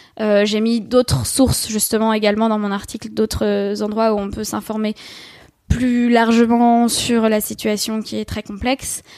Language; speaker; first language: French; native; French